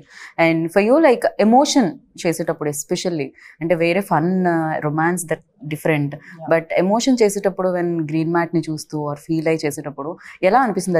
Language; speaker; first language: Telugu; native; Telugu